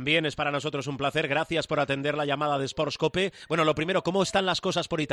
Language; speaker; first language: Spanish; native; Spanish